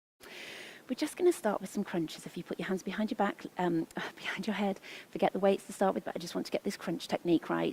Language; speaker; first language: English; native; English